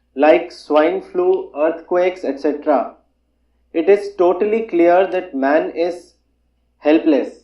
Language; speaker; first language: English; non-native, local second language; Urdu